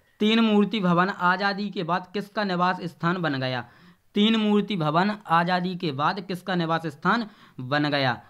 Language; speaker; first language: Hindi; native; Hindi